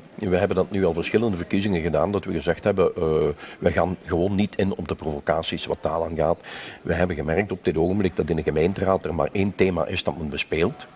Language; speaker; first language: Dutch; non-native, local second language; Limburgish